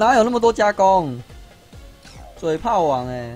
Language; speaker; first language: Chinese; native; Chinese